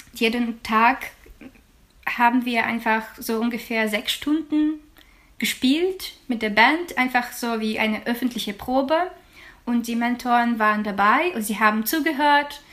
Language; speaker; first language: German; non-native, fluent; Ukrainian